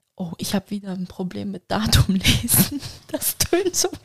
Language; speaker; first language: German; non-native, fluent; Turkish